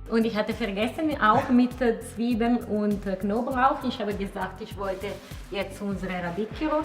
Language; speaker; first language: German; non-native, fluent; Italian